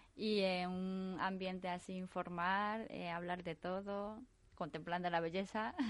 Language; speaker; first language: Spanish; non-native, fluent; Japanese